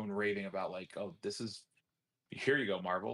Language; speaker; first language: English; native; English